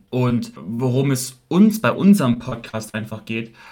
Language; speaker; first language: German; early bilingual, heritage; Chinese